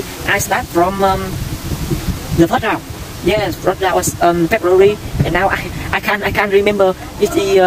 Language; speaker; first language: English; non-native, learner; Vietnamese